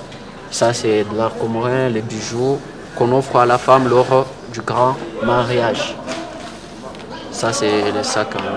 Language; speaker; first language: French; non-native, local second language; Comorian